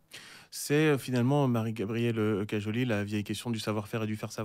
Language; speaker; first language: French; native; French